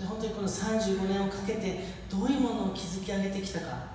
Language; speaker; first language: Japanese; early bilingual, heritage; English